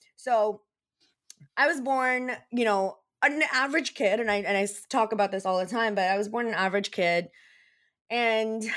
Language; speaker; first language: English; early bilingual, other home language; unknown